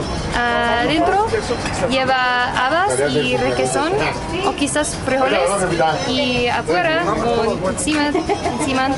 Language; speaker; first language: Spanish; non-native, learner; English